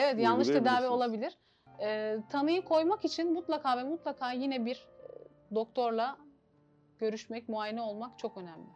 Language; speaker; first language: Turkish; native; Turkish